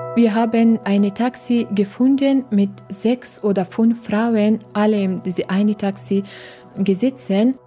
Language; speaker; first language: German; non-native, learner; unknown